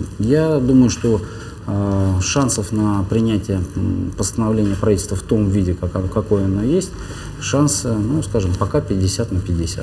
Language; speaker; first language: Russian; native; Russian